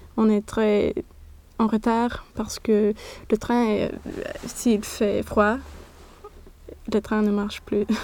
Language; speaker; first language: French; non-native, learner; Swedish